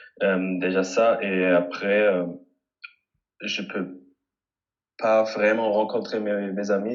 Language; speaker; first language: French; non-native, fluent; German